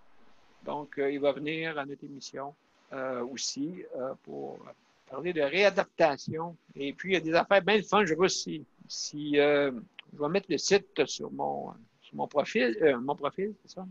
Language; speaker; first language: French; native; French